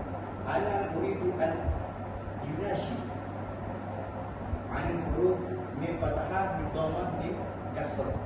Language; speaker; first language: Arabic; non-native, learner; Malay